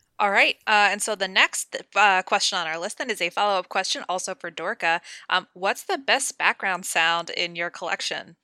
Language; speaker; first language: English; native; English